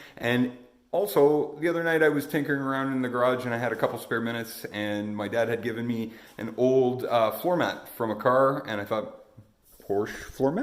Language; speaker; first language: English; native; English